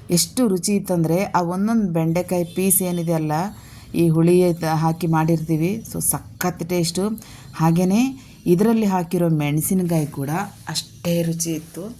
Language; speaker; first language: Kannada; non-native, local second language; Telugu